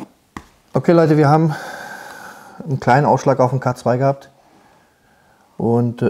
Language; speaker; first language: German; native; German